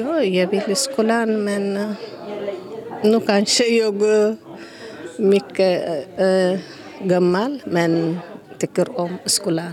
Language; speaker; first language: Swedish; non-native, learner; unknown